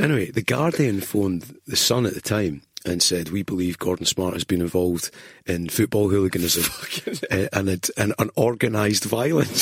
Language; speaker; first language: English; native; English